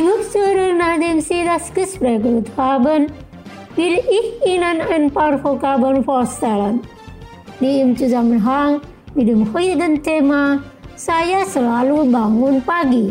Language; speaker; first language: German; non-native, fluent; Indonesian